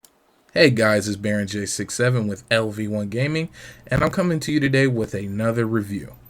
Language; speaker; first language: English; native; English